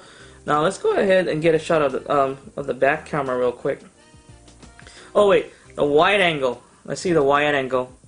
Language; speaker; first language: English; native; English